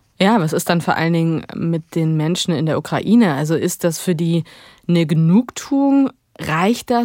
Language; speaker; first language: German; native; German